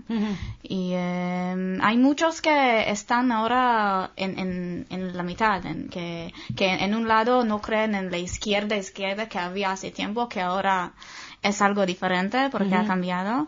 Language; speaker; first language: Spanish; non-native, fluent; Hebrew